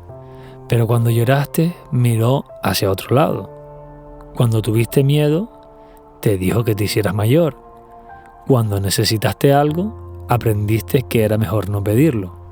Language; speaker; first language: Spanish; native; Spanish